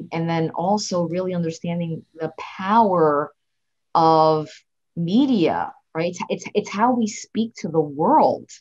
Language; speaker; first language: English; native; English